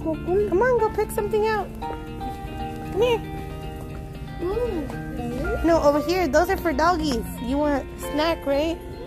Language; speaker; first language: English; early bilingual, other home language; Spanish